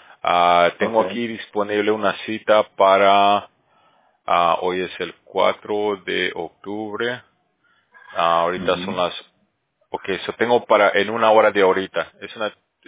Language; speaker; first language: Spanish; native; Spanish